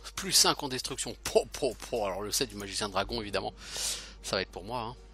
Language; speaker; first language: French; native; French